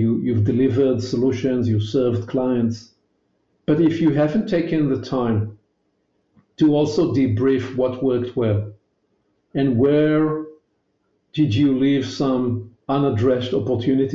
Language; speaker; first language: English; non-native, fluent; Hebrew